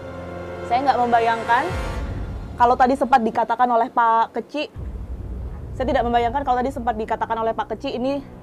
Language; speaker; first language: Indonesian; native; Indonesian